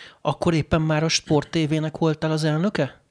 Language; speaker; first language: Hungarian; native; Hungarian